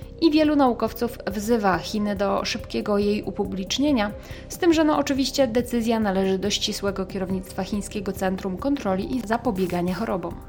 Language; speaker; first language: Polish; native; Polish